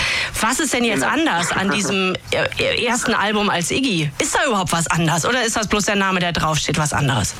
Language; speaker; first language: German; native; German